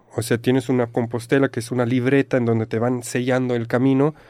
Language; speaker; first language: Spanish; non-native, fluent; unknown